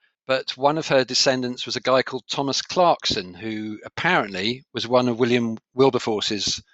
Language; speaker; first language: English; native; English